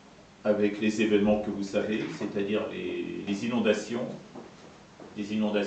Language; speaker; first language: French; non-native, fluent; Persian